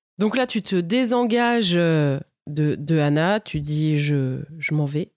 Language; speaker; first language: French; native; French